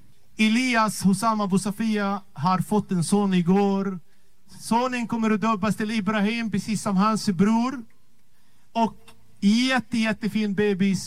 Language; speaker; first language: Swedish; non-native, fluent; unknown